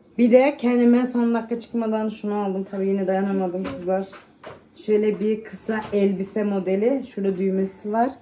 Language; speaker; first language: Turkish; early bilingual, heritage; Turkish